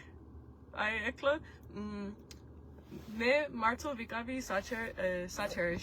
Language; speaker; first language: Georgian; early bilingual, heritage; Georgian